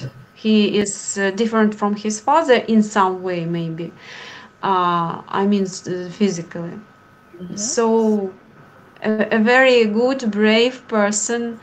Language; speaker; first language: English; non-native, fluent; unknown